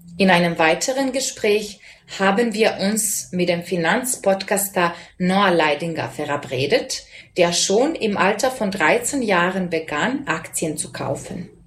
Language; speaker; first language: German; non-native, fluent; Serbian